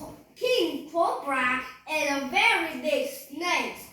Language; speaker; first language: English; non-native, learner; Vietnamese